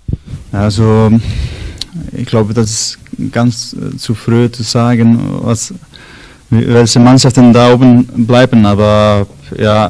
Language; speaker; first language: German; non-native, learner; Icelandic